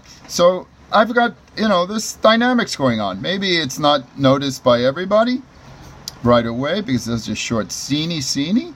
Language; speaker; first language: English; native; English